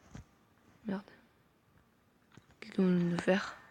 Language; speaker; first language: French; native; French